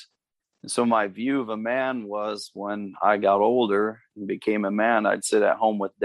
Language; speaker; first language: English; native; English